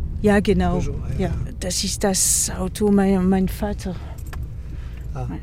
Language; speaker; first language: German; non-native, learner; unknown